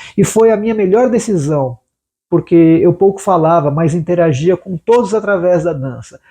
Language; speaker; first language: Portuguese; native; Portuguese